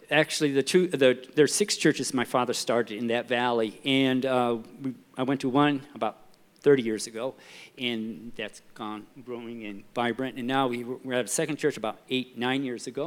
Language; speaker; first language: English; early bilingual, heritage; English